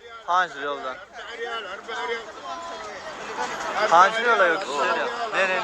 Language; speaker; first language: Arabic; non-native, learner; Tajik